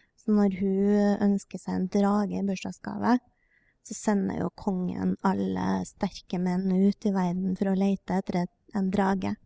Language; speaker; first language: Norwegian; native; Norwegian